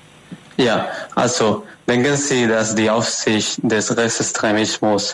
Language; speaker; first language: German; non-native, fluent; Spanish